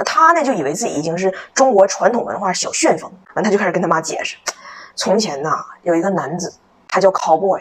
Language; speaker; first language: Chinese; native; Chinese